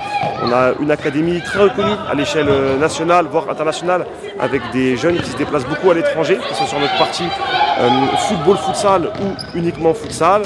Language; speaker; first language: French; native; French